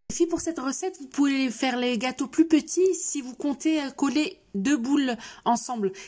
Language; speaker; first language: French; non-native, local second language; Arabic